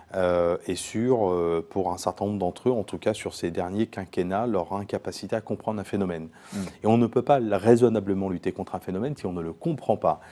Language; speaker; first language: French; native; French